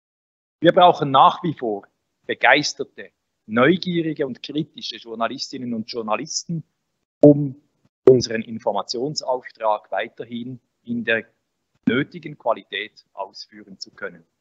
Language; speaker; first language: German; native; German